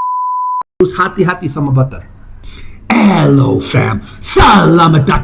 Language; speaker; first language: Indonesian; non-native, fluent; English